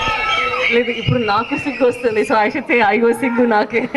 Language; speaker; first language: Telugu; non-native, learner; Tamil